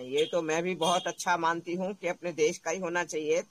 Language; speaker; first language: Hindi; native; Hindi